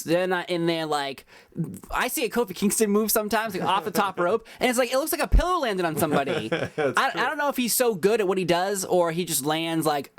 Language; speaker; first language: English; native; English